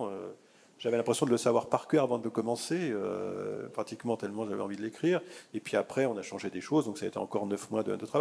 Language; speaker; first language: French; native; French